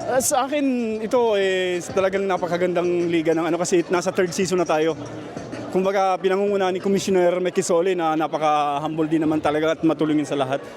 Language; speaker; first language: Filipino; non-native, local second language; Waray